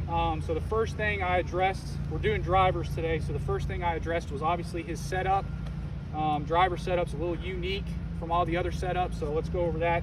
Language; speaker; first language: English; native; English